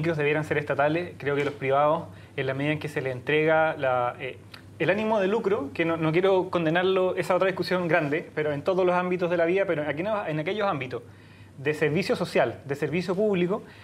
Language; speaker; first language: Spanish; native; Spanish